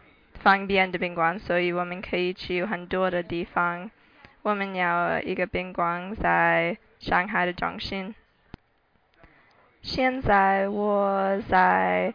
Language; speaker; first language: Chinese; non-native, learner; English